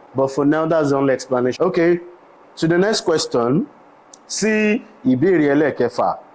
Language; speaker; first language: English; non-native, local second language; Yoruba